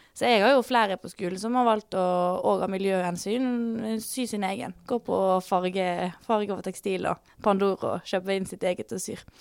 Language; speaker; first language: Norwegian; native; Norwegian